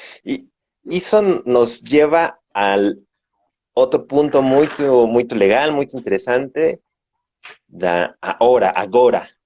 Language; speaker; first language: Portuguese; non-native, learner; Spanish